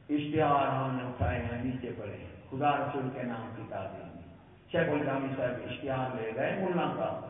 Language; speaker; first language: Urdu; non-native, local second language; Punjabi